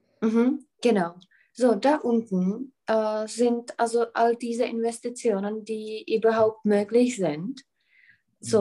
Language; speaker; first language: German; non-native, fluent; Czech